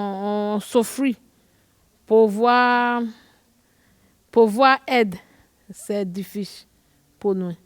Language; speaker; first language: French; non-native, learner; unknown